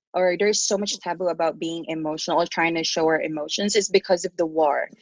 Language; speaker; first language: English; non-native, local second language; Filipino